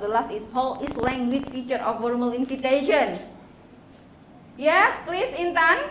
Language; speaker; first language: English; non-native, fluent; Indonesian